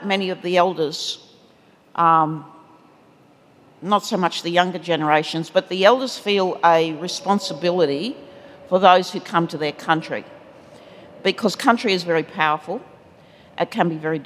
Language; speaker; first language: English; native; English